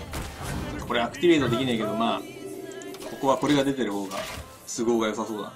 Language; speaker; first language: Japanese; native; Japanese